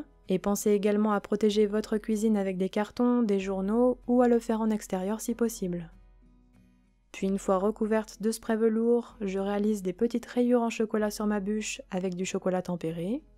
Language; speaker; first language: French; native; French